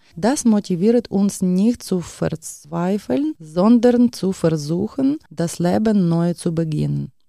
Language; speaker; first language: German; non-native, learner; Ukrainian